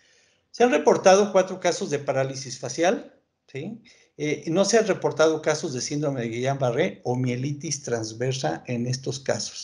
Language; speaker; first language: Spanish; native; Spanish